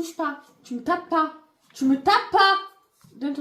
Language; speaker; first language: French; native; French